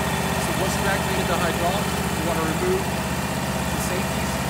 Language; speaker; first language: English; native; English